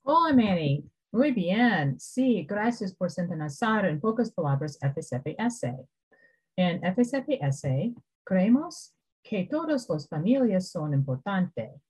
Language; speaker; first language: Spanish; non-native, learner; English